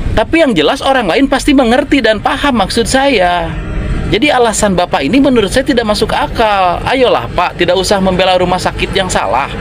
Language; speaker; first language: Indonesian; non-native, local second language; Sundanese